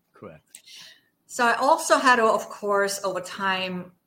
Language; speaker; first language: English; non-native, fluent; German